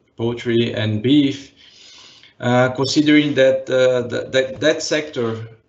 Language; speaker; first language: English; non-native, fluent; Portuguese